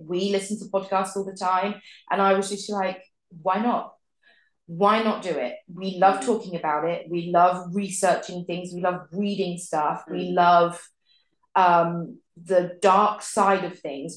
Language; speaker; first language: English; native; English